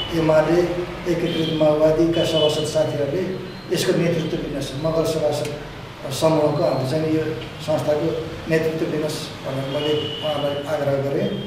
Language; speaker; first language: Nepali; non-native, local second language; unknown